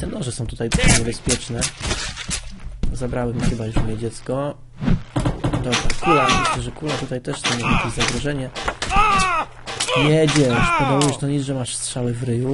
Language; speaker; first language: Polish; native; Polish